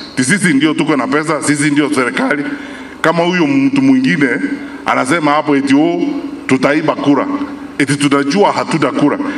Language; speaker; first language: Swahili; non-native, local second language; Gusii